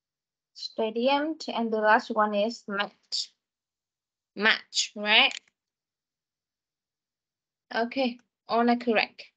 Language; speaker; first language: English; non-native, fluent; Vietnamese